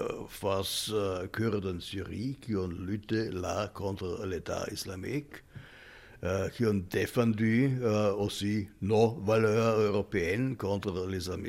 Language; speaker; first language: French; non-native, fluent; German